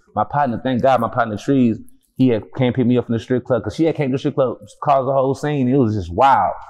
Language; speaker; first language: English; native; English